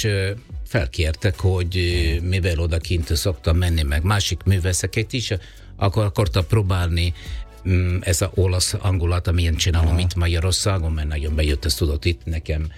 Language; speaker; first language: Hungarian; non-native, learner; Italian